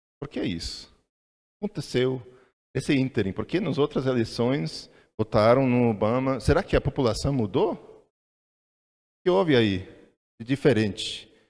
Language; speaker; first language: Portuguese; non-native, fluent; English